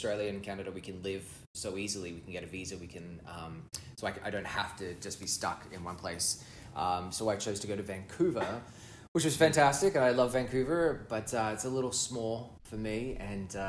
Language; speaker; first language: English; native; English